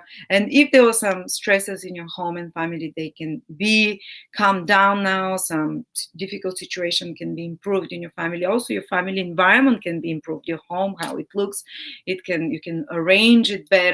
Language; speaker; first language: English; non-native, fluent; Bulgarian